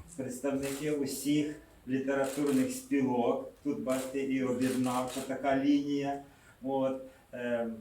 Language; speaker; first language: Ukrainian; native; Ukrainian